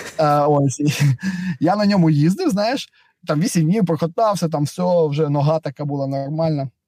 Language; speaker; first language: Ukrainian; native; Ukrainian